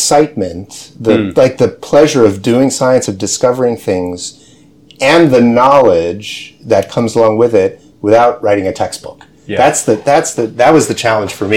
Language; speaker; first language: English; native; English